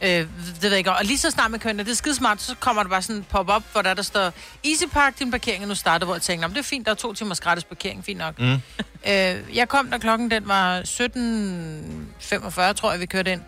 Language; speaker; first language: Danish; native; Danish